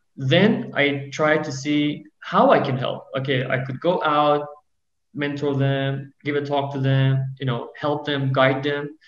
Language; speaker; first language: English; non-native, fluent; Persian